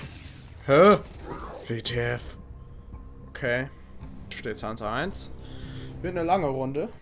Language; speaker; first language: German; native; German